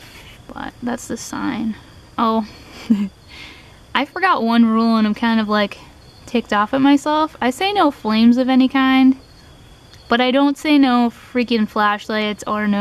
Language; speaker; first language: English; native; English